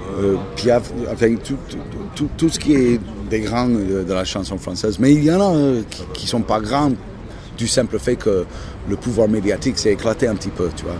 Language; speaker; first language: French; non-native, fluent; English